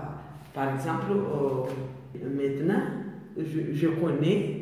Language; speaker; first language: French; non-native, learner; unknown